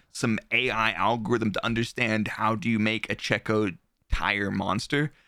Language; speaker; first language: English; native; English